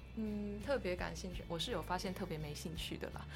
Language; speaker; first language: Chinese; native; Chinese